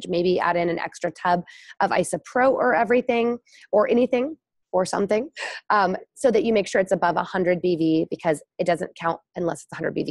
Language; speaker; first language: English; native; English